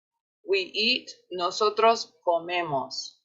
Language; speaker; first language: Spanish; non-native, fluent; English